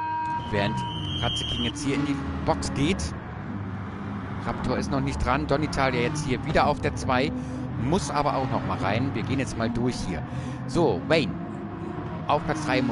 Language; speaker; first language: German; native; German